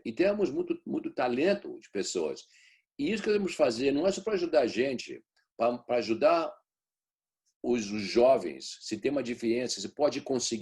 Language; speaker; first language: Portuguese; early bilingual, heritage; Portuguese